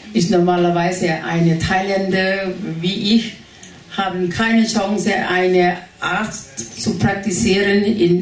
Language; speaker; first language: German; non-native, learner; Thai